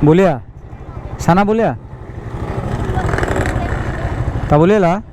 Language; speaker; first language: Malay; non-native, learner; Bangla